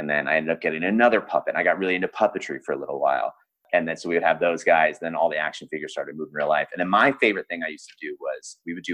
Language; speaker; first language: English; native; English